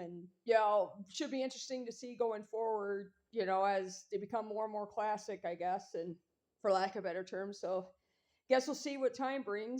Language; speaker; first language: English; native; English